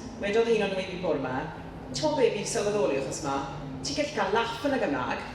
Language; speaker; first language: Welsh; non-native, local second language; English